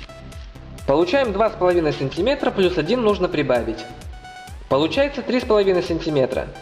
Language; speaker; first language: Russian; native; Russian